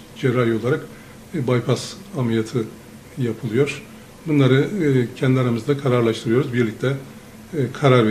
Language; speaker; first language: Turkish; native; Turkish